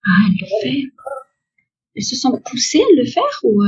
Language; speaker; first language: French; native; French